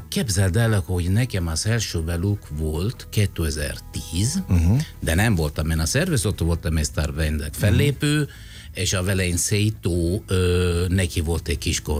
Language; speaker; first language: Hungarian; non-native, fluent; Italian